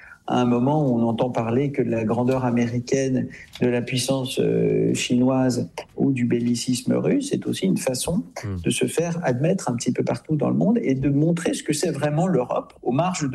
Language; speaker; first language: French; native; French